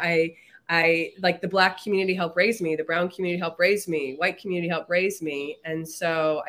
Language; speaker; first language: English; native; English